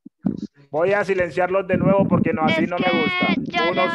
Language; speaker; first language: Spanish; native; Spanish